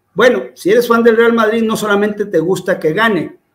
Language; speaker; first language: Spanish; native; Spanish